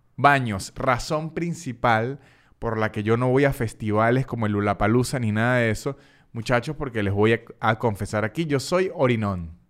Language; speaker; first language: Spanish; native; Spanish